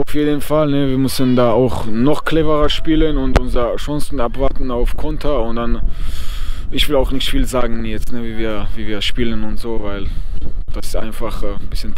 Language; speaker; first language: German; non-native, fluent; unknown